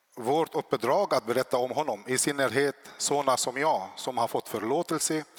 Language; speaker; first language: Swedish; non-native, fluent; Arabic